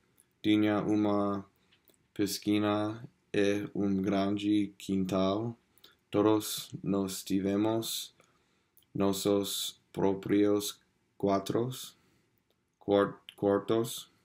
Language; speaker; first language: Portuguese; non-native, learner; English